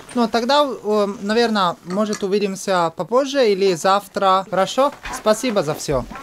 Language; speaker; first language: Russian; non-native, learner; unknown